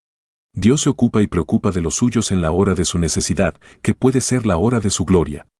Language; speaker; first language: Spanish; native; Spanish